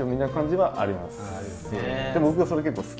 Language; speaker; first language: Japanese; native; Japanese